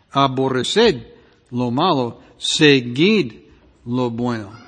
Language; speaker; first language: Spanish; non-native, fluent; English